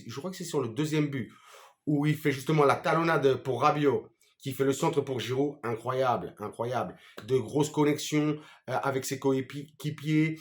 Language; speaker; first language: French; native; French